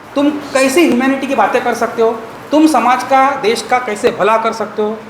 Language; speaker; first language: Hindi; non-native, local second language; Marathi